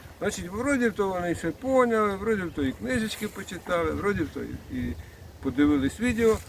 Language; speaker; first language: Ukrainian; native; Ukrainian